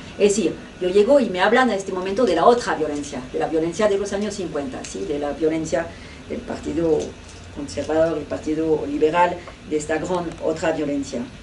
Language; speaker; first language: Spanish; non-native, fluent; French